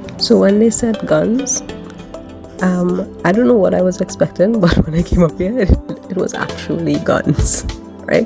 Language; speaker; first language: English; native; English